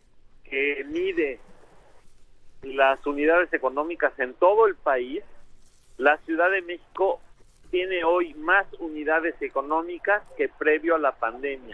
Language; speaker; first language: Spanish; native; Spanish